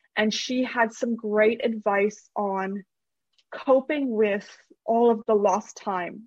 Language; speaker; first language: English; native; English